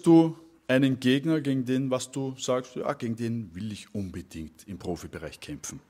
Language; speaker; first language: German; native; German